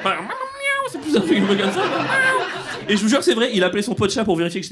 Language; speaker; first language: French; native; French